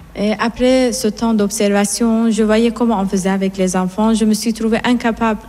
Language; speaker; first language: French; non-native, fluent; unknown